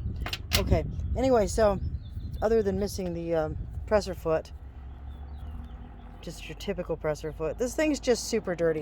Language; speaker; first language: English; native; English